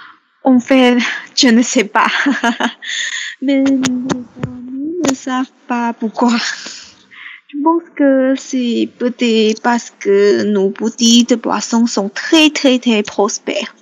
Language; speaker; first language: French; non-native, learner; Chinese